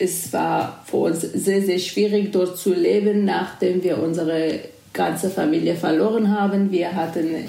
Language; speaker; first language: German; non-native, fluent; Kurdish